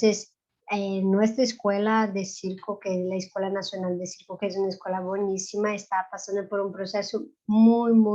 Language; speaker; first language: Spanish; non-native, fluent; Portuguese